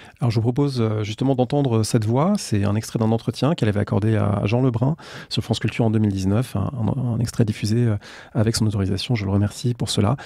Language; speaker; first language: French; native; French